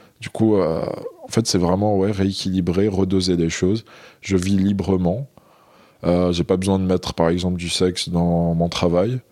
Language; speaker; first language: French; non-native, local second language; Arabic